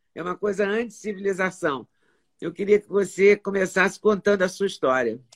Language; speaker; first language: Portuguese; native; Portuguese